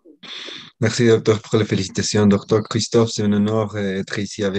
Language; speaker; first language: French; non-native, learner; Spanish